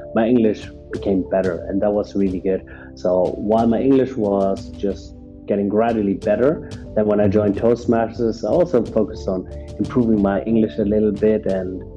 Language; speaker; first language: English; non-native, fluent; German